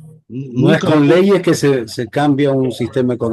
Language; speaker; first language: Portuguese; non-native, fluent; Spanish